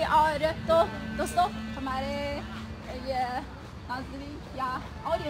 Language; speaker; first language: Hindi; non-native, learner; Chinese